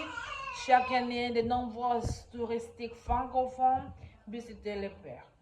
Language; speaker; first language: French; non-native, learner; Spanish